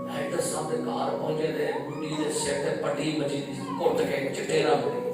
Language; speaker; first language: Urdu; non-native, local second language; Punjabi